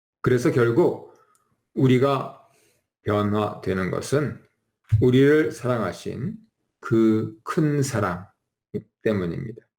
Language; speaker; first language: Korean; native; Korean